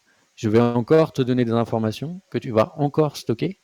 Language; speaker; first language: French; native; French